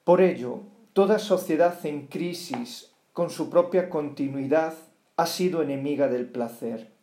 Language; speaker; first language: Spanish; non-native, local second language; Galician